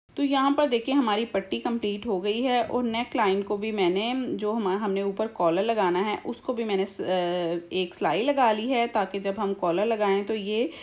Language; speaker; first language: Urdu; native; Urdu